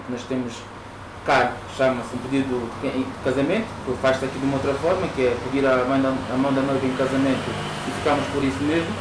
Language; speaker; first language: Portuguese; native; Portuguese